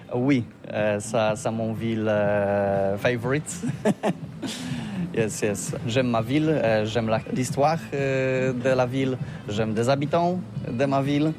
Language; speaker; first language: French; non-native, learner; Polish